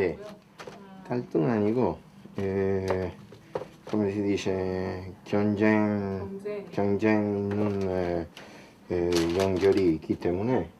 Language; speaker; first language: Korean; non-native, learner; Italian